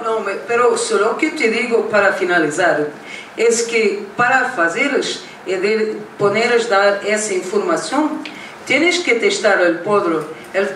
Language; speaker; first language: Spanish; non-native, learner; Portuguese